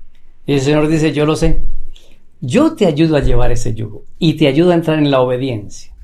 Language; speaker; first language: Spanish; native; Spanish